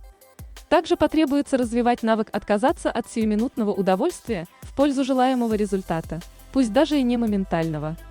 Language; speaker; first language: Russian; native; Russian